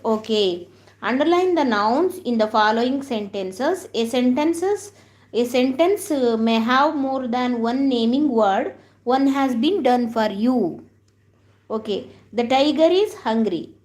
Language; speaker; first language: English; non-native, local second language; Kannada